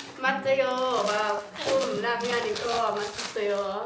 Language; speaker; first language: Korean; non-native, learner; Lao